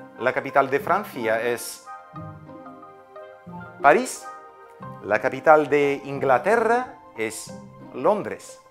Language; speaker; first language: Spanish; non-native, fluent; Ukrainian